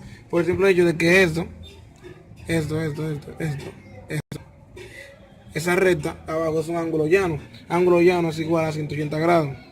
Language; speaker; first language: Spanish; native; Spanish